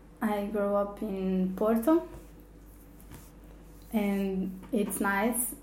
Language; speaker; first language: English; non-native, fluent; Portuguese